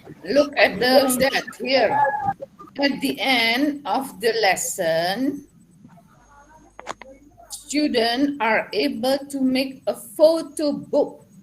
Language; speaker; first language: English; non-native, fluent; Javanese